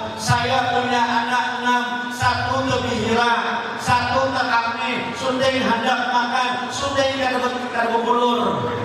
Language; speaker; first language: Indonesian; non-native, local second language; Banjar